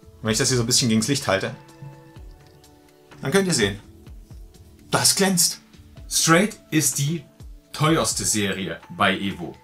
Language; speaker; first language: German; native; German